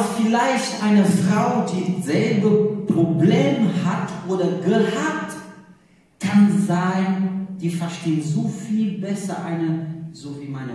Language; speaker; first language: German; non-native, learner; Portuguese